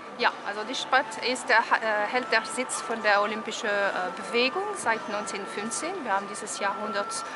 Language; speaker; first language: German; non-native, local second language; French